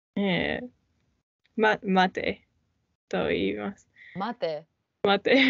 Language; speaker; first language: Japanese; non-native, learner; English